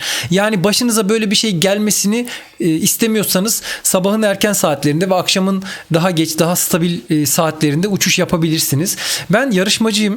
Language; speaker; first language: Turkish; native; Turkish